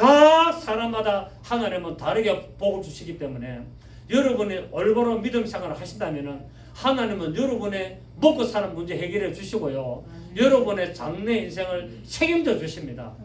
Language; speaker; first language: Korean; native; Korean